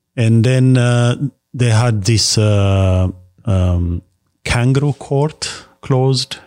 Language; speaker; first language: English; non-native, fluent; Amharic